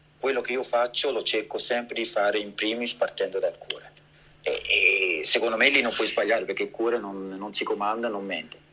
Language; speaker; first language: Italian; early bilingual, heritage; Italian